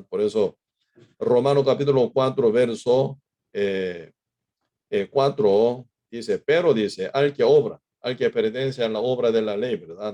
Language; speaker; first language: Spanish; non-native, fluent; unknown